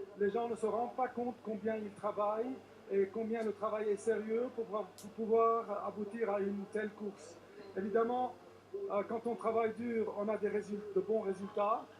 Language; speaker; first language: French; non-native, local second language; Arabic